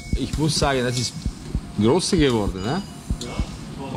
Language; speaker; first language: German; non-native, fluent; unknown